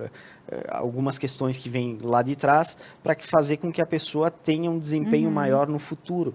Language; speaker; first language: Portuguese; native; Portuguese